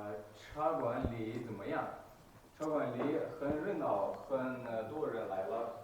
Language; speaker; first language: Chinese; non-native, learner; Kyrgyz